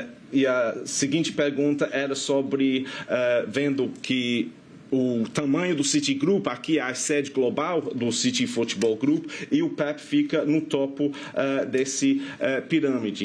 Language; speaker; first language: Portuguese; non-native, fluent; English